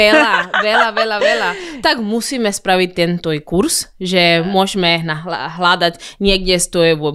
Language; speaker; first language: Slovak; non-native, fluent; Spanish